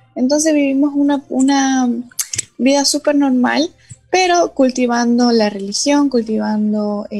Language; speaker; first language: Spanish; non-native, local second language; Portuguese